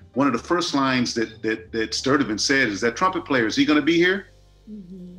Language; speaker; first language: English; native; English